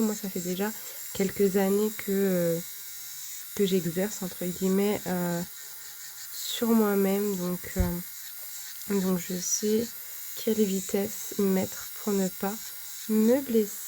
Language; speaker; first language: French; native; French